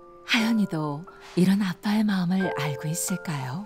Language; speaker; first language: Korean; native; Korean